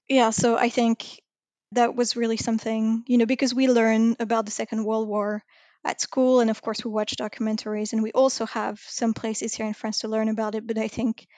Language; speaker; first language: English; non-native, fluent; French